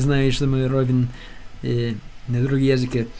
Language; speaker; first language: Russian; non-native, learner; English